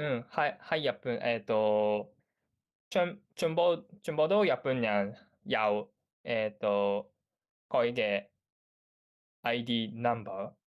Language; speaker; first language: Cantonese; non-native, learner; Japanese